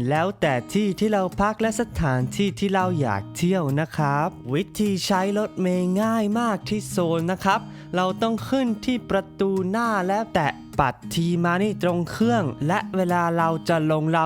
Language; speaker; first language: Thai; non-native, fluent; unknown